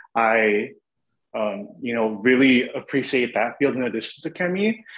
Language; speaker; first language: English; native; English